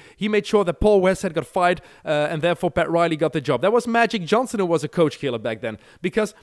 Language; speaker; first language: English; non-native, fluent; Dutch